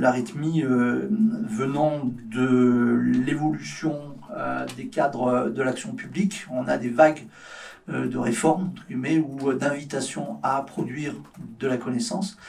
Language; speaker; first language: French; native; French